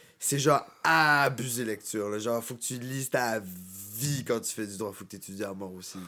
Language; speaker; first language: French; native; French